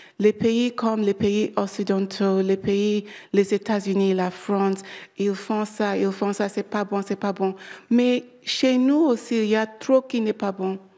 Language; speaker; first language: French; non-native, learner; English